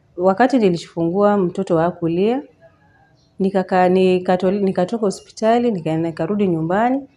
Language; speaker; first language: Swahili; non-native, local second language; Gusii